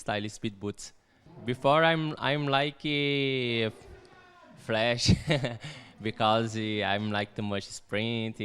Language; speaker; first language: English; non-native, learner; Portuguese